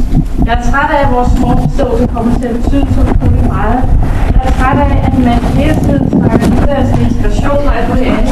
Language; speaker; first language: Danish; native; Danish